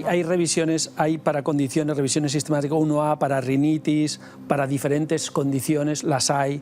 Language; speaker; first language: Spanish; native; Spanish